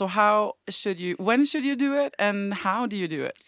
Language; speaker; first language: English; non-native, fluent; Norwegian